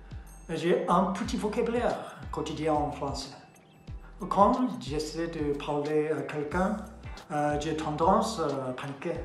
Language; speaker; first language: French; non-native, learner; Japanese